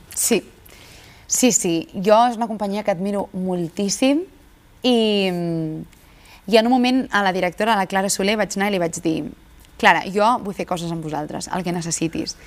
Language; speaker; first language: Catalan; native; Catalan